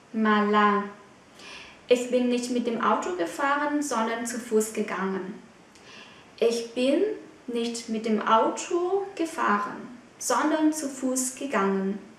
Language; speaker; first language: German; non-native, fluent; Vietnamese